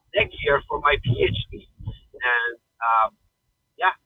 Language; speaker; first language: English; non-native, fluent; Persian